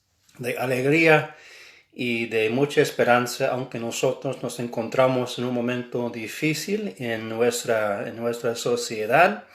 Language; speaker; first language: Spanish; non-native, fluent; English